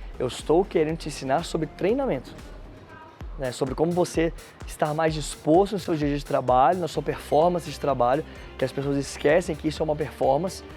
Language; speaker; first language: Portuguese; native; Portuguese